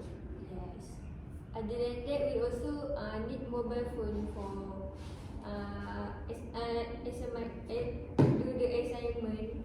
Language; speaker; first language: English; non-native, learner; Malay